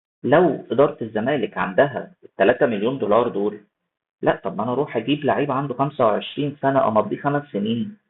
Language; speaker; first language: Arabic; native; Arabic